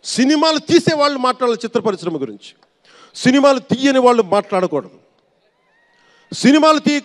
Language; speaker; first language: Telugu; native; Telugu